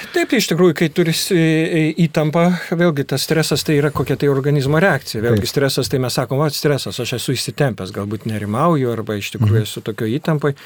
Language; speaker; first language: Lithuanian; native; Lithuanian